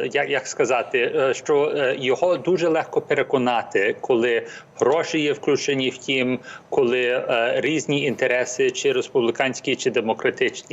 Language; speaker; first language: Ukrainian; early bilingual, heritage; English